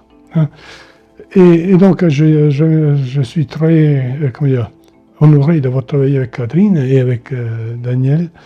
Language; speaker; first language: French; non-native, fluent; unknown